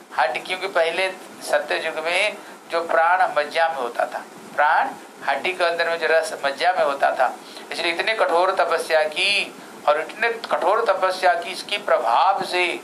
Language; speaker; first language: Hindi; non-native, local second language; Odia